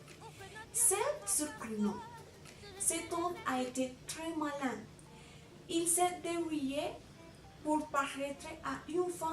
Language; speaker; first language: French; non-native, fluent; Spanish